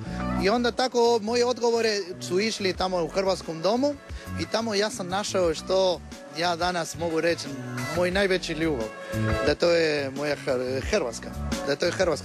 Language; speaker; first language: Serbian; non-native, learner; Spanish